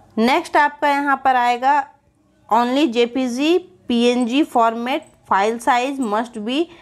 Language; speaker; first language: Hindi; native; Hindi